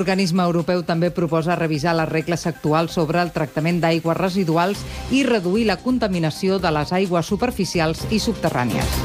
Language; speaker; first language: Catalan; native; Catalan